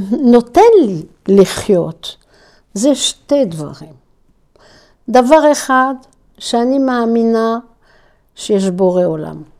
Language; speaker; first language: Hebrew; non-native, fluent; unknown